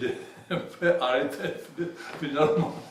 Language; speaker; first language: French; non-native, fluent; Czech